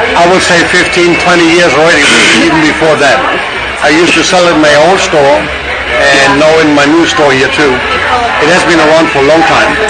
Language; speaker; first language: English; non-native, fluent; German